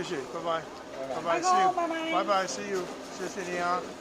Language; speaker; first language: Chinese; non-native, learner; English